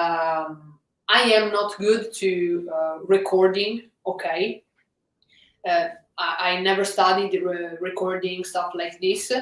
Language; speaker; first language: English; non-native, fluent; Italian